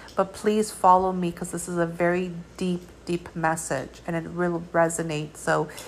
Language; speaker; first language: English; early bilingual, other home language; Georgian